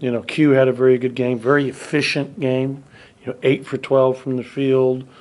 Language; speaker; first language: English; native; English